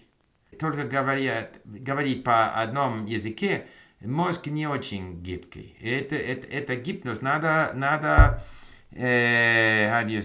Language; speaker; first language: Russian; non-native, learner; English